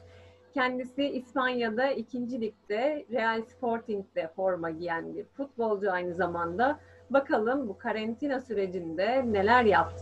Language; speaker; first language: Turkish; native; Turkish